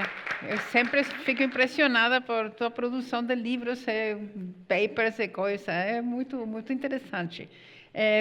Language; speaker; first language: Portuguese; non-native, fluent; Spanish